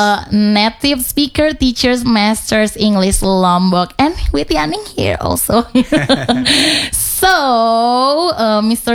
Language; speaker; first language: English; non-native, fluent; Indonesian